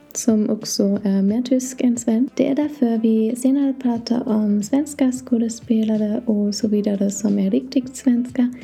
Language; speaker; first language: Swedish; non-native, learner; English